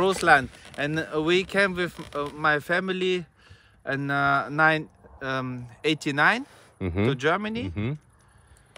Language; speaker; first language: English; non-native, learner; Russian